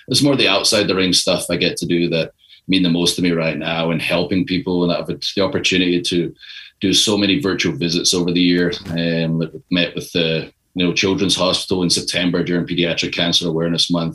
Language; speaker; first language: English; native; English